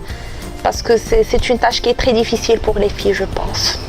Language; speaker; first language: French; non-native, local second language; Arabic